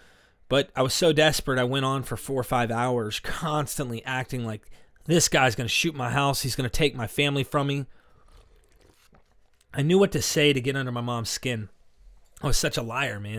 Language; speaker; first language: English; native; English